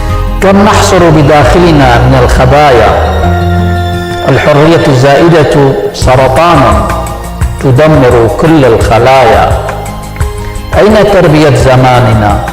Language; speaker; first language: Arabic; native; Arabic